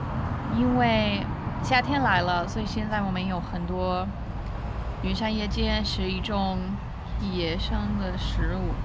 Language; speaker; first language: Chinese; non-native, fluent; English